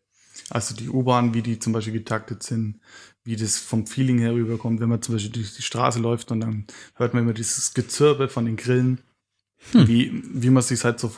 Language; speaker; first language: German; native; German